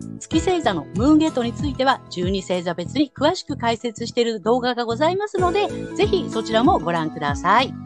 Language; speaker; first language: Japanese; native; Japanese